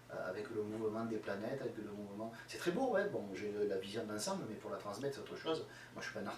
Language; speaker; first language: French; native; French